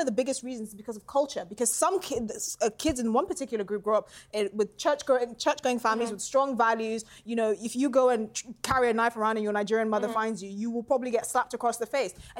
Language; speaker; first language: English; non-native, local second language; Akan